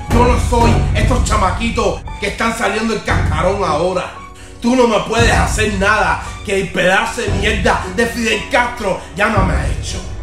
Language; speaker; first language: Spanish; native; Spanish